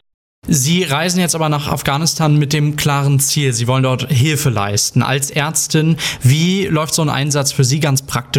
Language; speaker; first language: German; native; German